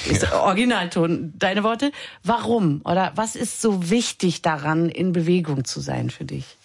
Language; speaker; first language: German; native; German